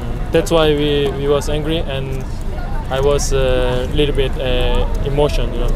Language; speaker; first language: English; non-native, learner; Korean